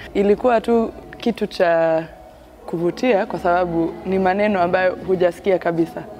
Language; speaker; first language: Swahili; non-native, fluent; German